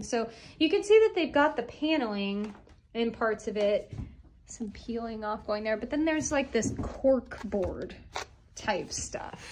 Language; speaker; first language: English; native; English